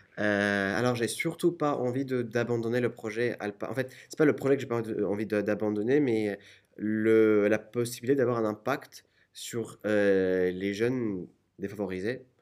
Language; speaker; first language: French; non-native, fluent; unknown